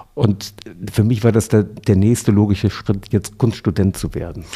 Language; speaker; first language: German; native; German